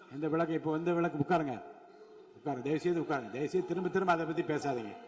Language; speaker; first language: Tamil; native; Tamil